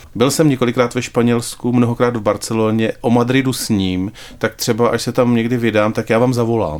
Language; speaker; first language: Czech; native; Czech